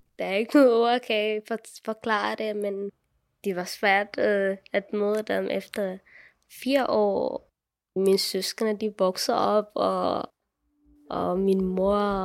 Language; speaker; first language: Danish; non-native, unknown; Tigrinya